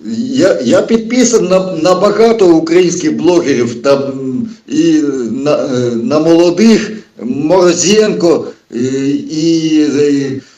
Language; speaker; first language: Ukrainian; early bilingual, heritage; Russian